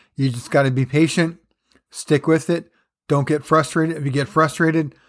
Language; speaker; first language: English; native; English